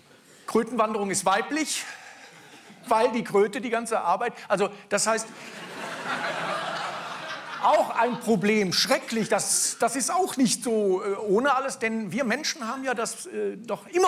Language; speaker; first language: German; native; German